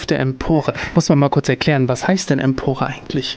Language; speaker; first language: German; native; German